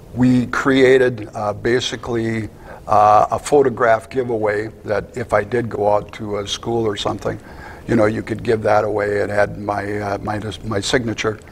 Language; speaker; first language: English; native; English